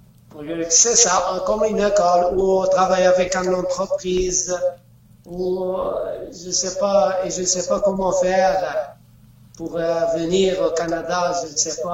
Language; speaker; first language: French; non-native, learner; Arabic